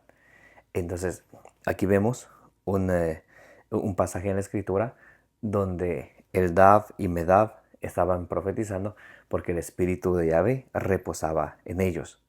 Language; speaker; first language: Spanish; native; Spanish